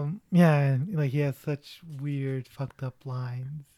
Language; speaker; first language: English; early bilingual, other home language; Spanish